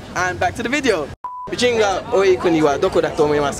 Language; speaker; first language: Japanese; non-native, learner; English